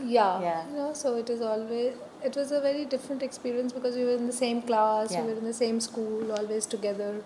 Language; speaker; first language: English; non-native, local second language; Hindi